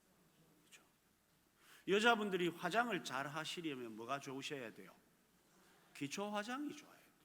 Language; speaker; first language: Korean; native; Korean